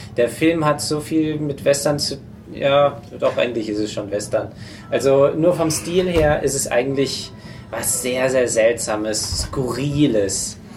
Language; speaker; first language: German; non-native, fluent; English